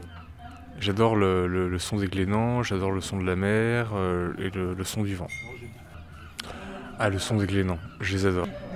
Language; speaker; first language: French; native; French